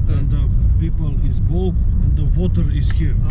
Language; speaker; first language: English; non-native, learner; Serbian